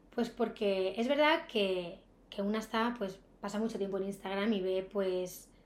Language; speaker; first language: Spanish; native; Spanish